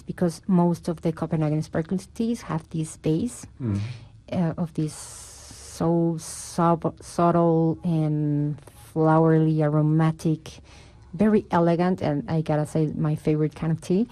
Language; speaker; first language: English; non-native, fluent; Spanish